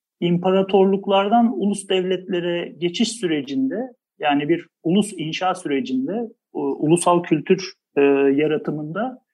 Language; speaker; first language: Turkish; native; Turkish